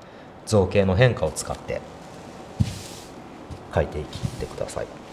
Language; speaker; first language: Japanese; native; Japanese